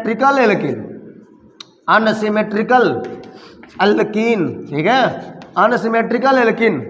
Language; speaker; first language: Hindi; native; Hindi